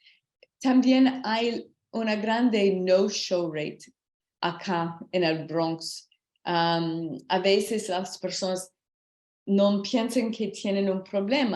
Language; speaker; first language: Spanish; non-native, learner; English